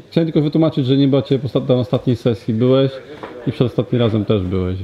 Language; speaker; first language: Polish; native; Polish